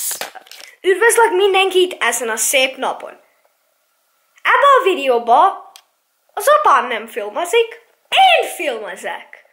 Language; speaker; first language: Hungarian; early bilingual, heritage; English